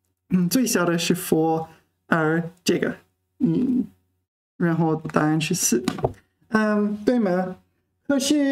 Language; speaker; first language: Chinese; non-native, fluent; English